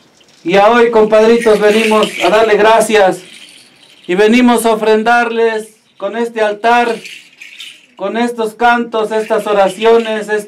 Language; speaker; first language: Spanish; native; Spanish